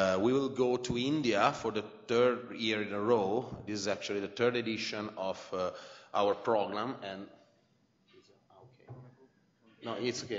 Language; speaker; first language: English; non-native, fluent; Italian